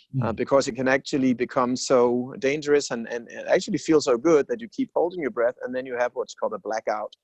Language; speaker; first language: English; non-native, fluent; Danish